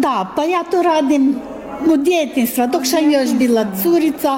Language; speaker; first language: Croatian; native; Croatian